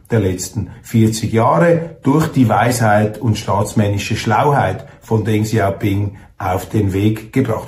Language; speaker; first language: German; native; German